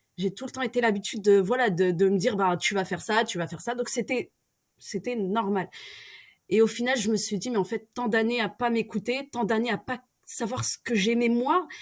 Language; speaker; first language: French; early bilingual, other home language; Arabic